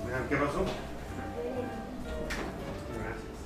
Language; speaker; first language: Spanish; early bilingual, heritage; Spanish